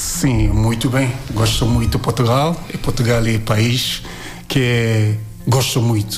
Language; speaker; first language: Portuguese; non-native, learner; Hausa